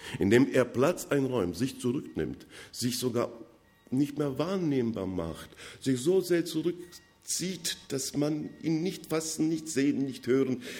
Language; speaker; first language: German; non-native, fluent; Russian